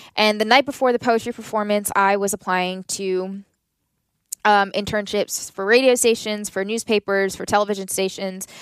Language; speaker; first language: English; native; English